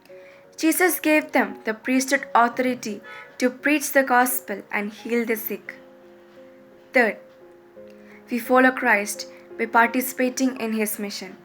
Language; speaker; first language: English; non-native, local second language; Malayalam